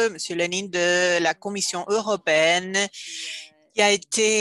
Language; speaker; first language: French; non-native, fluent; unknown